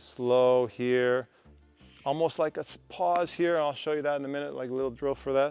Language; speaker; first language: English; native; English